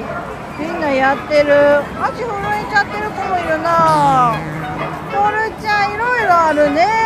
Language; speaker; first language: Japanese; native; Japanese